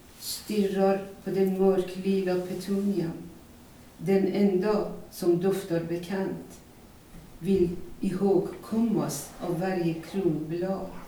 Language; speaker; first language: Swedish; non-native, fluent; Persian